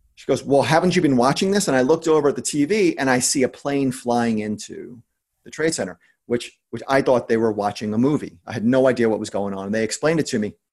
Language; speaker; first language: English; native; English